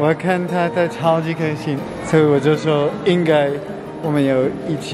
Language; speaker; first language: Chinese; non-native, learner; French